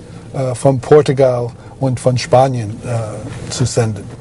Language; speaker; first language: German; non-native, fluent; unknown